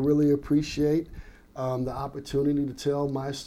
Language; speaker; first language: English; native; English